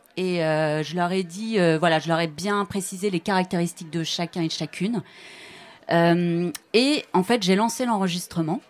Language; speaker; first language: French; native; French